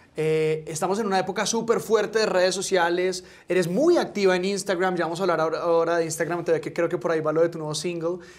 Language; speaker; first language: Spanish; native; Spanish